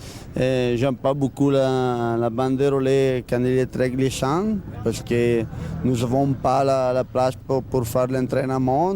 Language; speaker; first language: French; non-native, learner; Italian